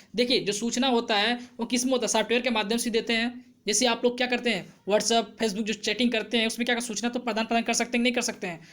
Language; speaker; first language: Hindi; native; Hindi